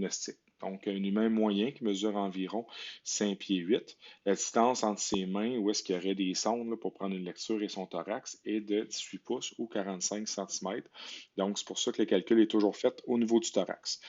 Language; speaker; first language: French; native; French